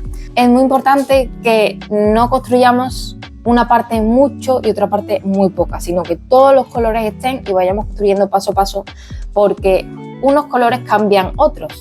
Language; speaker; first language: Spanish; native; Spanish